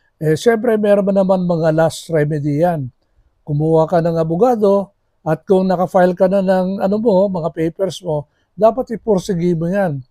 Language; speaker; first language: Filipino; non-native, local second language; Iloko